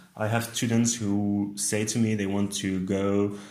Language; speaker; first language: English; non-native, fluent; French